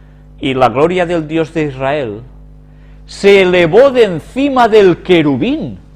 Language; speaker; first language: Spanish; native; Spanish